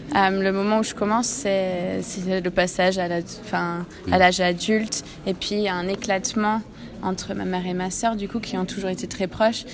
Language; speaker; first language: French; non-native, fluent; English